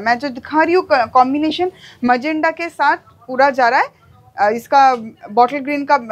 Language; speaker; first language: Hindi; non-native, local second language; Bangla